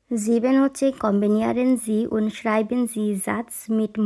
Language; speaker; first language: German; non-native, fluent; Bangla